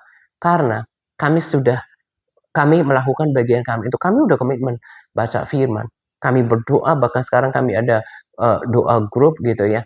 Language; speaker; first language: Indonesian; native; Indonesian